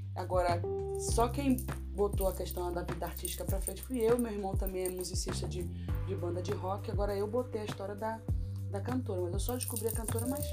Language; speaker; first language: Portuguese; native; Portuguese